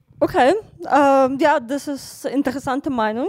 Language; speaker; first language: German; non-native, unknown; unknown